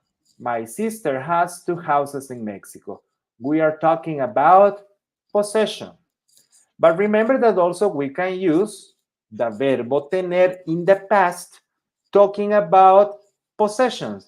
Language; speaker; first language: English; non-native, fluent; Spanish